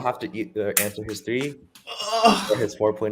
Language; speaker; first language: English; native; English